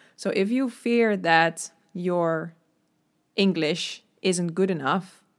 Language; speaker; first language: English; non-native, fluent; Dutch